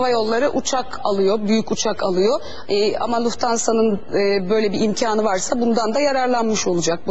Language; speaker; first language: Turkish; native; Turkish